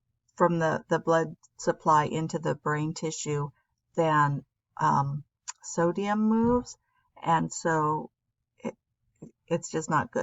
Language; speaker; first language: English; native; English